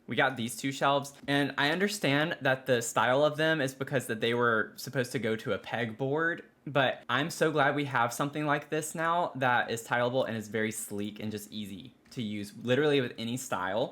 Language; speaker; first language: English; native; English